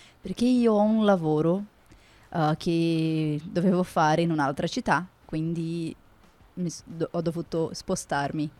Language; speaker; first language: Italian; non-native, learner; Portuguese